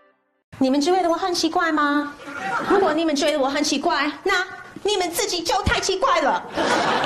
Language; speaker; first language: Chinese; non-native, fluent; English